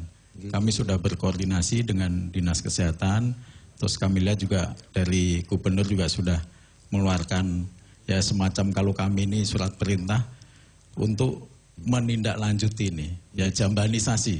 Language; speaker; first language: Indonesian; non-native, local second language; Javanese